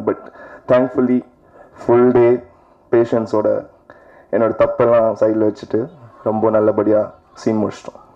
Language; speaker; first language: Tamil; non-native, fluent; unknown